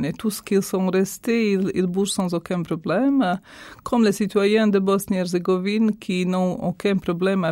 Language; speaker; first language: French; non-native, fluent; Croatian